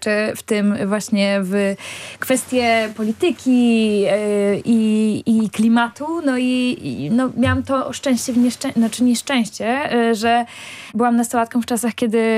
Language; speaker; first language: Polish; native; Polish